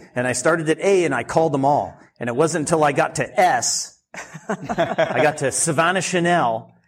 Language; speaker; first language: English; native; English